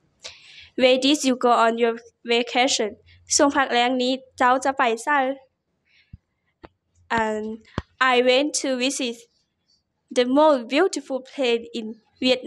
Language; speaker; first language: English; non-native, learner; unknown